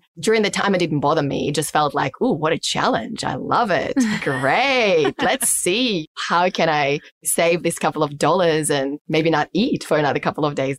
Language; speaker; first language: English; non-native, fluent; Russian